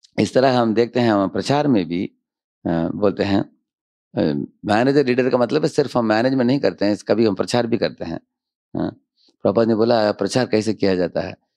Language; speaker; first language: Hindi; non-native, local second language; Telugu